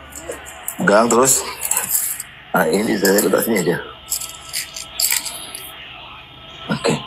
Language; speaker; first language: Malay; native; Malay